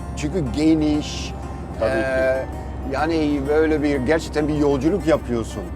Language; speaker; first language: Turkish; non-native, fluent; Dutch